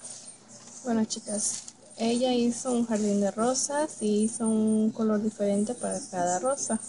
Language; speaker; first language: Spanish; early bilingual, heritage; Spanish